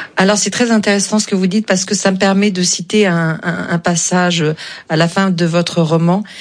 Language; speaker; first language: French; native; French